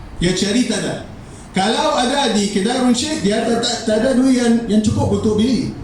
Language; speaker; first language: Malay; non-native, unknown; Arabic